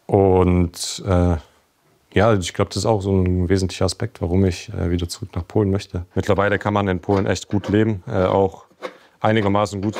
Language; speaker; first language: German; non-native, fluent; Polish